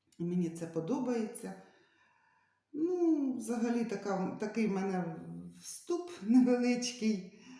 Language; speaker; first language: Ukrainian; native; Ukrainian